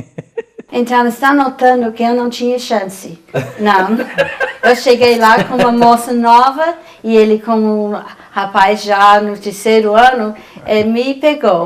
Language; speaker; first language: Portuguese; non-native, fluent; English